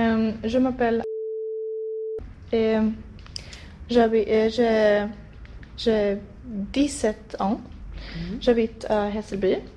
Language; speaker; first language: French; non-native, learner; Swedish